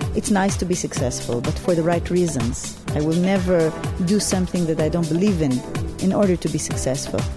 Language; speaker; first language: English; early bilingual, other home language; Hebrew